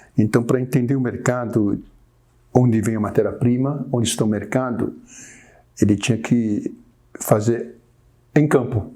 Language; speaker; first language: Portuguese; early bilingual, other home language; Chinese